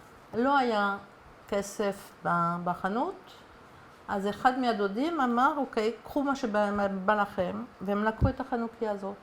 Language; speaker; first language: Hebrew; non-native, fluent; French